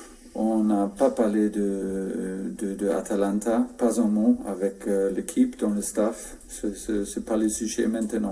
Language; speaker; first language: French; non-native, fluent; German